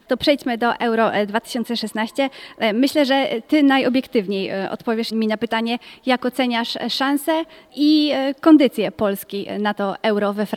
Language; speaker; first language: Polish; native; Polish